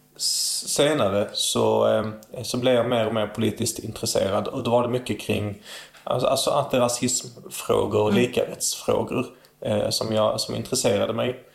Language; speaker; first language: Swedish; early bilingual, other home language; Arabic